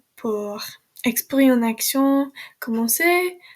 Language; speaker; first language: French; non-native, learner; English